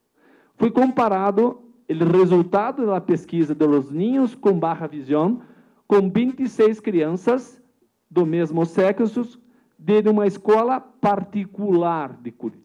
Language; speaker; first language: Spanish; non-native, learner; Portuguese